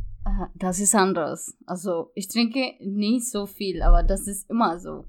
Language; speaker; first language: German; non-native, learner; Spanish